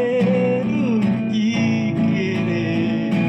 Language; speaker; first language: Portuguese; native; Portuguese